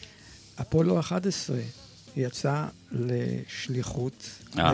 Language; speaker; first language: Hebrew; native; Hebrew